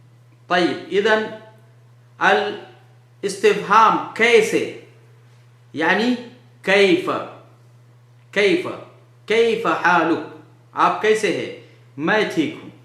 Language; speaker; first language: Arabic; non-native, fluent; Urdu